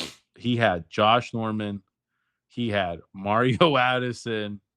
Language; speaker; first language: English; native; English